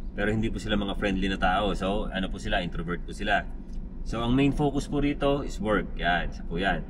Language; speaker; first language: Filipino; native; Filipino